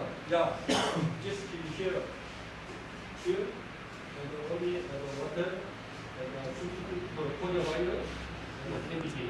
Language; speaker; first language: English; non-native, learner; Korean